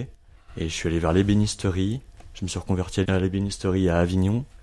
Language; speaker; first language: French; native; French